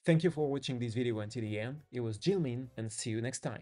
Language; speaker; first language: English; non-native, fluent; French